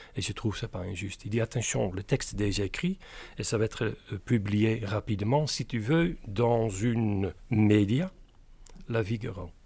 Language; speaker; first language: French; non-native, fluent; Dutch